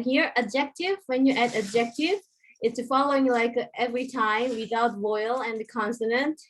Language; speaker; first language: English; non-native, fluent; Korean